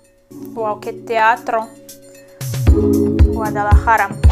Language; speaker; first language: Spanish; non-native, fluent; Russian